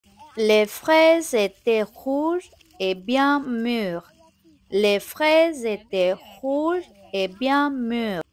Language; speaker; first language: French; non-native, fluent; Tamil